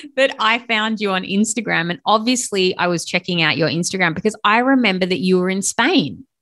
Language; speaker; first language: English; native; English